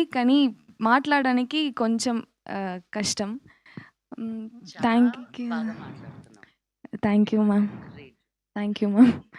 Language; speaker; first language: Telugu; non-native, local second language; Tamil